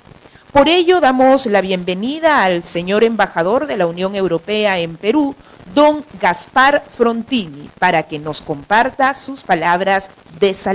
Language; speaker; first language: Spanish; native; Spanish